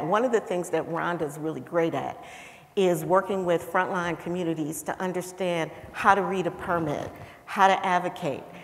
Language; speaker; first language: English; native; English